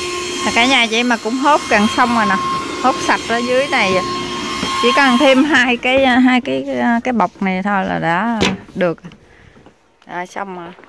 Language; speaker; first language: Vietnamese; native; Vietnamese